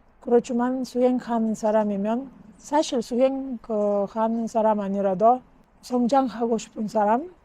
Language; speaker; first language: Korean; non-native, learner; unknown